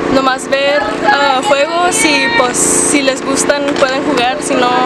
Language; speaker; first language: Spanish; early bilingual, other home language; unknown